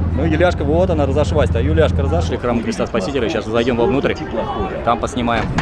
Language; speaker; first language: Russian; native; Russian